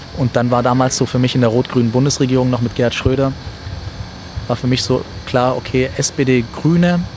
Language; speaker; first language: German; early bilingual, other home language; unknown